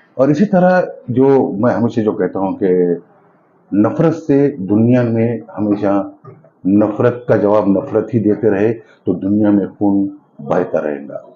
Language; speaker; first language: Hindi; native; Hindi